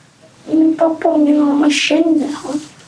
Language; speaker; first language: Swedish; early bilingual, other home language; Vietnamese